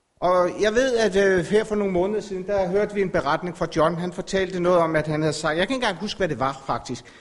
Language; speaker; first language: Danish; native; Danish